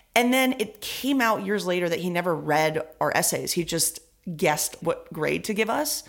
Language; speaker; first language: English; early bilingual, other home language; Spanish